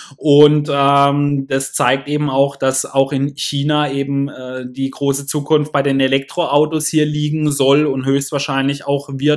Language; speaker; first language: German; native; German